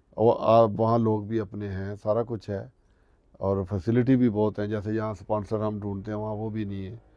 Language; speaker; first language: Urdu; non-native, local second language; Punjabi